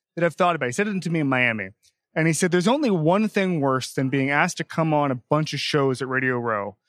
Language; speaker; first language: English; native; English